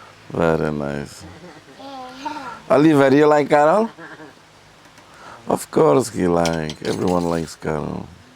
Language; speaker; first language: English; non-native, learner; Polish